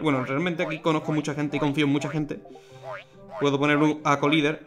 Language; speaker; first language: Spanish; native; Spanish